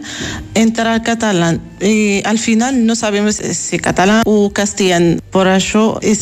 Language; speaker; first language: Catalan; non-native, learner; Arabic